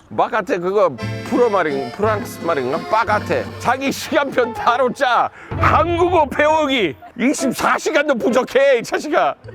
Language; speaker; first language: Korean; non-native, fluent; English